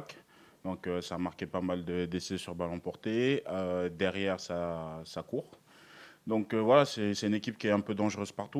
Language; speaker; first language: French; native; French